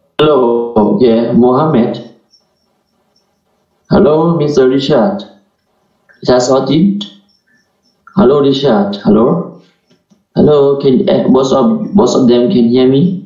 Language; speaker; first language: English; non-native, learner; Japanese